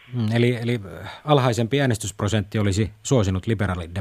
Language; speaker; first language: Finnish; native; Finnish